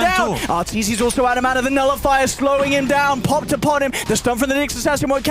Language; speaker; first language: English; native; English